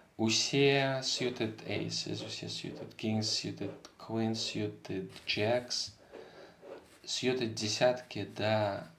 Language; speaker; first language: Belarusian; non-native, local second language; Russian